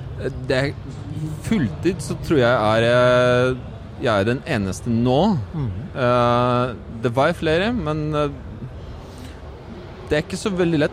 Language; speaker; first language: Norwegian; non-native, fluent; Polish